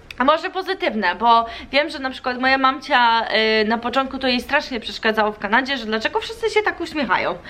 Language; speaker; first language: Polish; early bilingual, heritage; Polish